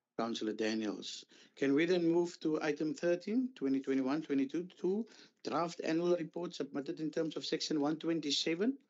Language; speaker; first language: English; non-native, local second language; Afrikaans